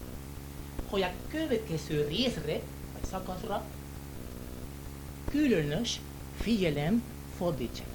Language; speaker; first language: Hungarian; non-native, learner; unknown